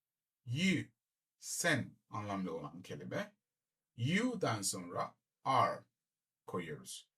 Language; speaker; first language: Turkish; non-native, learner; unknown